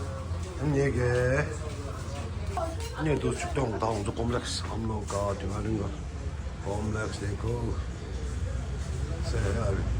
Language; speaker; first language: Hindi; non-native, local second language; Tibetan